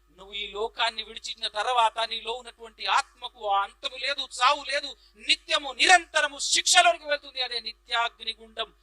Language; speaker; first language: Telugu; native; Telugu